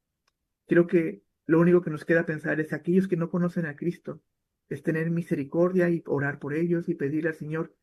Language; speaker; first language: Spanish; native; Spanish